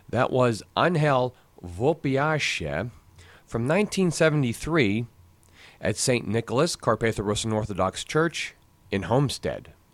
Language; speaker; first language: English; native; English